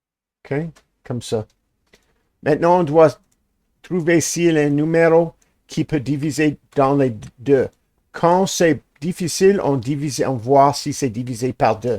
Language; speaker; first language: French; non-native, learner; English